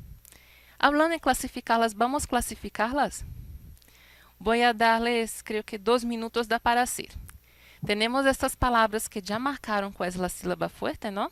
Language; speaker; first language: Spanish; non-native, fluent; Portuguese